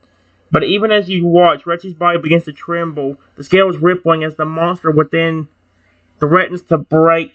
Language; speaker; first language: English; native; English